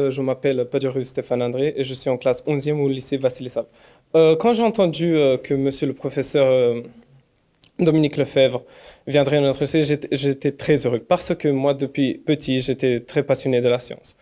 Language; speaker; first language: French; non-native, learner; Romanian